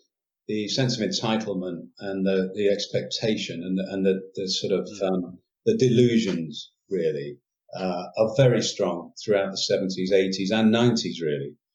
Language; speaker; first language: English; native; English